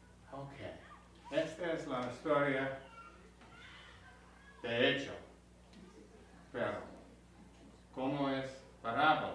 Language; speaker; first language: Spanish; non-native, learner; English